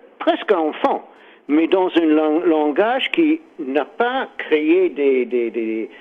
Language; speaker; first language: French; non-native, learner; English